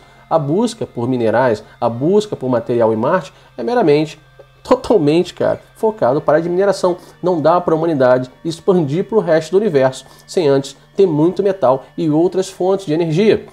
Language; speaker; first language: Portuguese; native; Portuguese